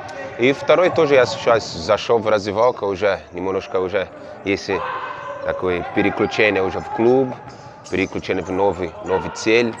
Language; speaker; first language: Russian; non-native, learner; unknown